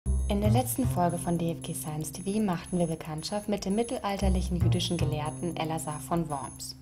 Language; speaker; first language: German; native; German